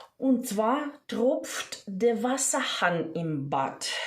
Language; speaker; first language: German; non-native, fluent; Ukrainian